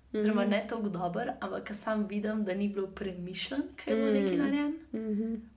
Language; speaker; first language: Slovenian; native; Slovenian